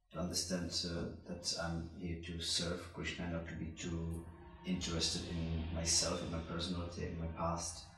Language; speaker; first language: English; non-native, fluent; Czech